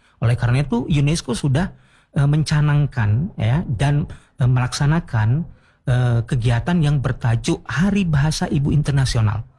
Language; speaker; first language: Indonesian; native; Indonesian